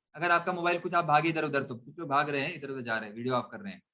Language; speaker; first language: Hindi; non-native, local second language; Marathi